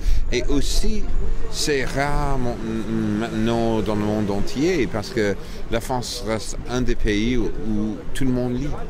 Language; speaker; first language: French; non-native, fluent; English